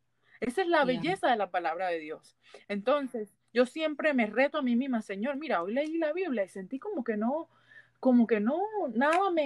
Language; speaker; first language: Spanish; early bilingual, heritage; Spanish